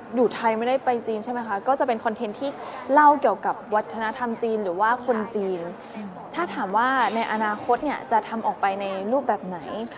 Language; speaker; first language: Thai; native; Thai